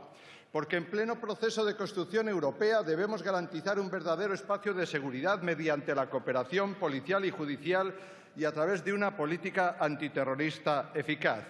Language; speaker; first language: Spanish; native; Spanish